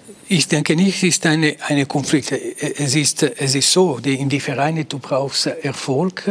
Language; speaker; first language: German; non-native, local second language; Italian